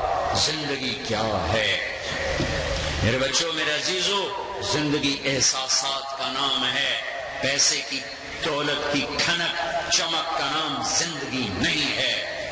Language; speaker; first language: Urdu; non-native, local second language; Punjabi